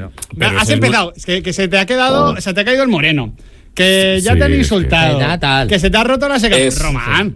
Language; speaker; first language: Spanish; native; Spanish